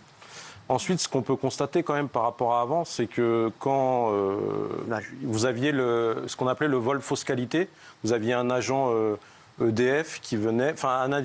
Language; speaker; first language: French; native; French